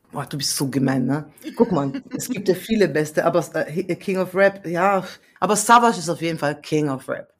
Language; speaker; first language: German; early bilingual, other home language; Central Kurdish